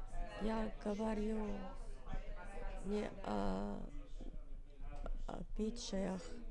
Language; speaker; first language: Russian; non-native, learner; Finnish